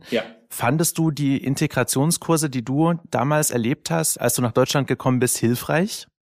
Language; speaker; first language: German; native; German